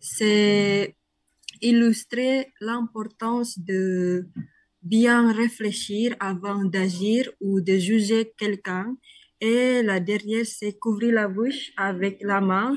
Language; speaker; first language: French; non-native, learner; Indonesian